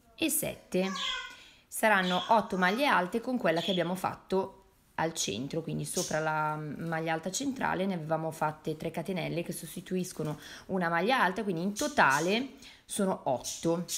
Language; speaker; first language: Italian; native; Italian